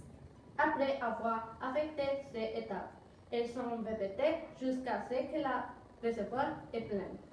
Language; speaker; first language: French; non-native, learner; Spanish